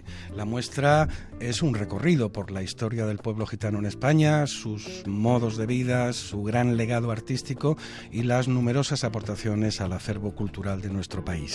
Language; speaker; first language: Spanish; native; Spanish